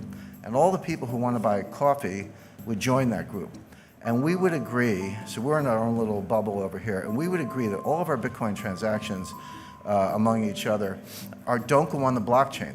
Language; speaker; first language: English; native; English